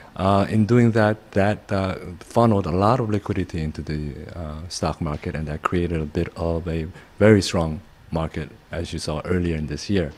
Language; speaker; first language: English; non-native, fluent; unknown